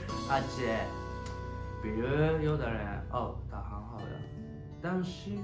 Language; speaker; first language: Chinese; non-native, learner; Japanese